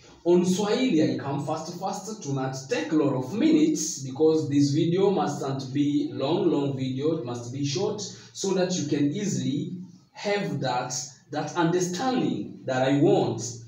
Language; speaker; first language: English; non-native, fluent; Swahili